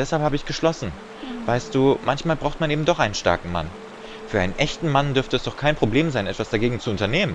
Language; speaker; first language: German; native; German